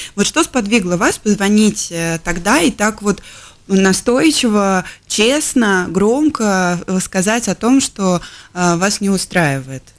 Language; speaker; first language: Russian; native; Russian